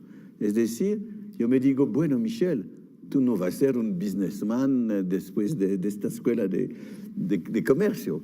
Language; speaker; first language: Spanish; non-native, fluent; French